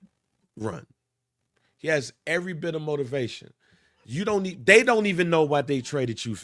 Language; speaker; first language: English; native; English